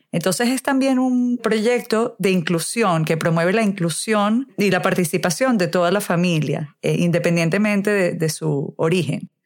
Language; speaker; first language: Spanish; native; Spanish